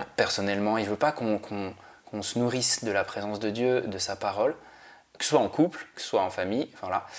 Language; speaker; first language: French; native; French